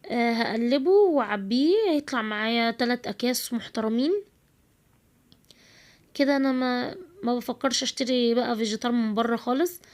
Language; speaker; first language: Arabic; native; Arabic